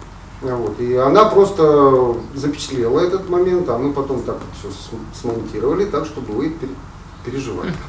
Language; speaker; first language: Russian; native; Russian